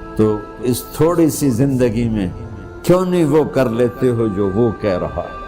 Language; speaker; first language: Urdu; non-native, local second language; Punjabi